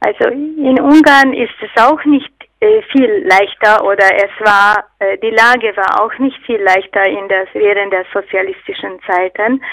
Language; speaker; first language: German; non-native, fluent; Hungarian